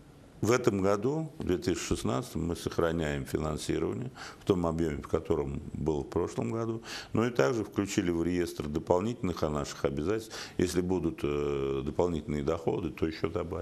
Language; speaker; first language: Russian; native; Russian